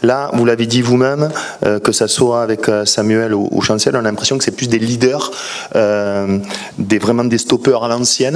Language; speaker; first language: French; native; French